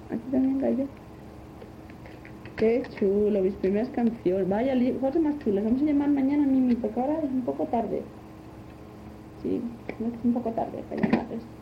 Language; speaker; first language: Spanish; native; Spanish